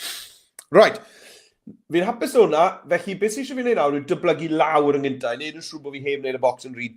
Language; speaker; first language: Welsh; native; Welsh